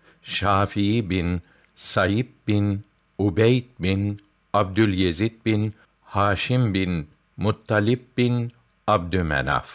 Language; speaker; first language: Turkish; native; Turkish